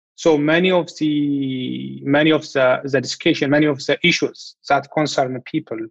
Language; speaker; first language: English; non-native, fluent; Amharic